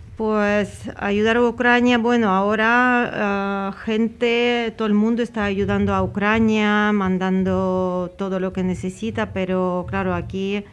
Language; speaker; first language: Spanish; non-native, fluent; Ukrainian